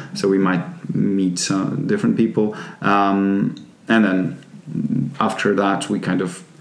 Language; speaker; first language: English; non-native, fluent; Polish